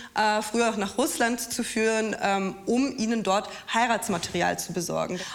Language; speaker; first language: German; non-native, fluent; Russian